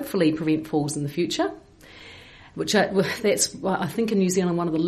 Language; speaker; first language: English; native; English